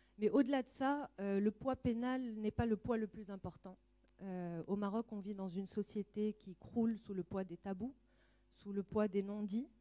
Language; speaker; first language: French; non-native, local second language; Arabic